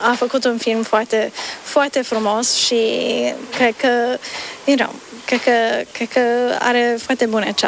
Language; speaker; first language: Romanian; early bilingual, heritage; Romanian